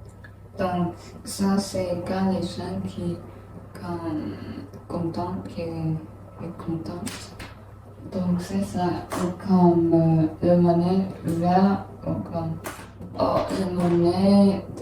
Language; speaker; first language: French; non-native, learner; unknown